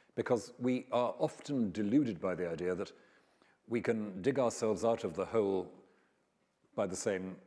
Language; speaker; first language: English; native; English